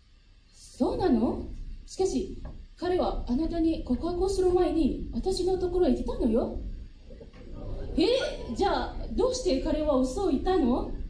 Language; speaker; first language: Japanese; non-native, fluent; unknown